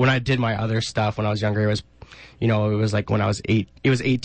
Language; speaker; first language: English; native; English